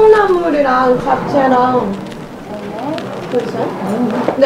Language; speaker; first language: Korean; non-native, fluent; Portuguese